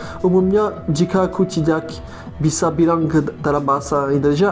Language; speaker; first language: Indonesian; non-native, learner; French